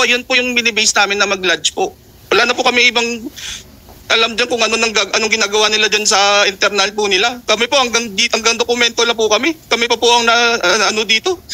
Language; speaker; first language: Filipino; native; Filipino